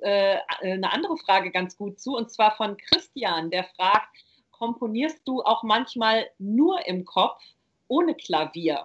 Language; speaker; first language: German; native; German